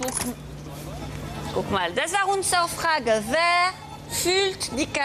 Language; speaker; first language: German; non-native, learner; French